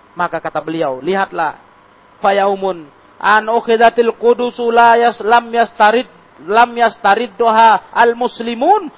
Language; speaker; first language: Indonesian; native; Indonesian